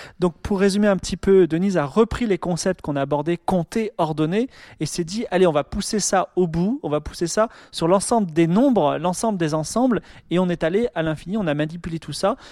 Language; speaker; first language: French; native; French